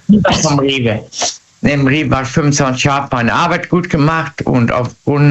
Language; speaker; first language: German; native; German